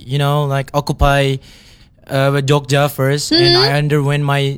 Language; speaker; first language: English; non-native, fluent; Indonesian